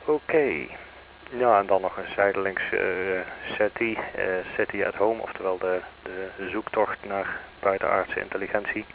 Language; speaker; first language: Dutch; native; Dutch